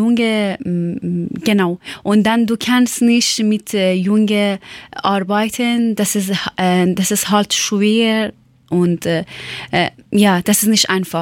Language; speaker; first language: German; non-native, learner; Persian